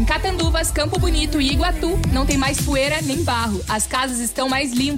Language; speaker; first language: Portuguese; native; Portuguese